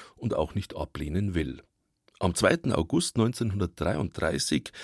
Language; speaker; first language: German; native; German